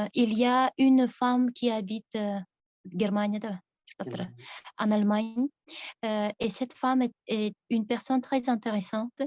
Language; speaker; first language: French; non-native, fluent; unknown